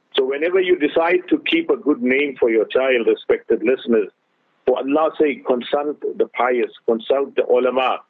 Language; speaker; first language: English; native; English